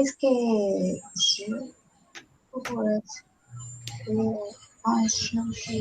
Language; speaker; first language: French; non-native, learner; Spanish